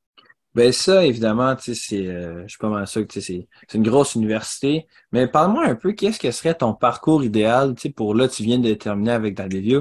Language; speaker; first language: French; native; French